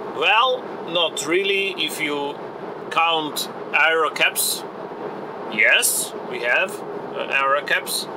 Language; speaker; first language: English; non-native, fluent; Ukrainian